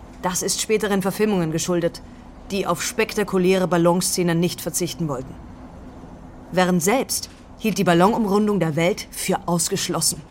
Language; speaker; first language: German; native; German